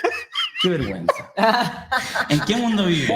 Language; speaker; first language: Spanish; native; Spanish